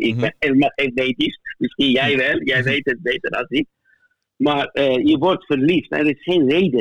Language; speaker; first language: Dutch; non-native, fluent; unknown